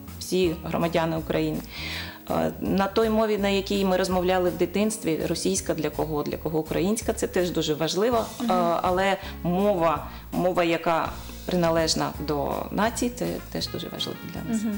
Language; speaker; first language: Ukrainian; non-native, local second language; Bulgarian